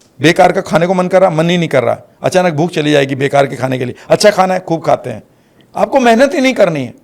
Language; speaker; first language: Hindi; native; Hindi